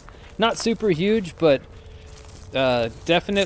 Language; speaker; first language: English; native; English